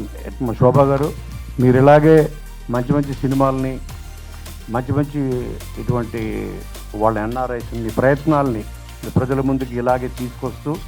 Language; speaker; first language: Telugu; native; Telugu